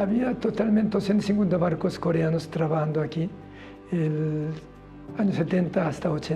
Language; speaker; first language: Spanish; non-native, learner; Korean